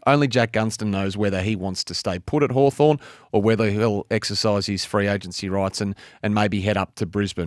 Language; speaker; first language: English; native; English